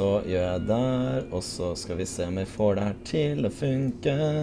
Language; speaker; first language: Norwegian; native; Norwegian